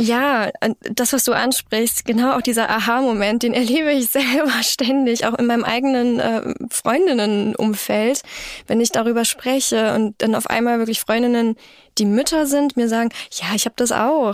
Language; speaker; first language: German; native; German